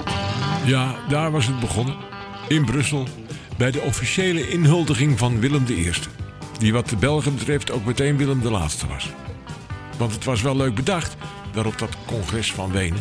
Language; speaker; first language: Dutch; native; Dutch